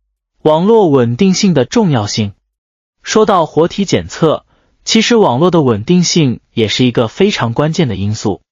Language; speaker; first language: Chinese; native; Chinese